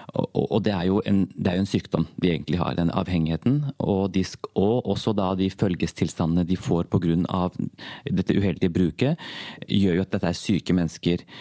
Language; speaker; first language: Norwegian; early bilingual, other home language; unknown